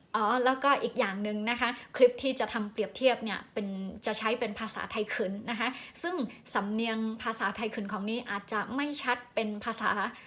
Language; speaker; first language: Thai; non-native, local second language; Shan